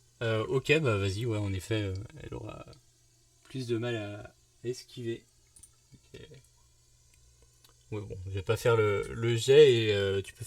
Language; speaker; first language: French; native; French